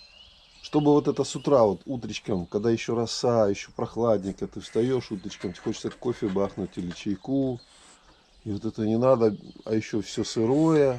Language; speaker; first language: Russian; native; Russian